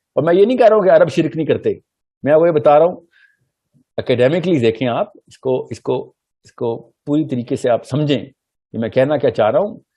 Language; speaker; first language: Urdu; early bilingual, heritage; Urdu